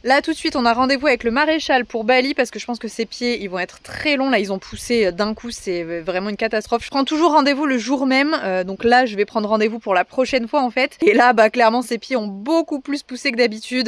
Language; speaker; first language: French; native; French